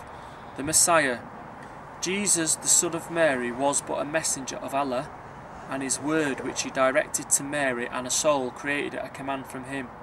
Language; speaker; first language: English; native; English